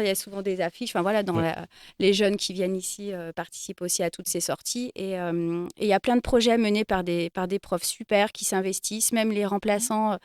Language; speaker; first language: French; native; French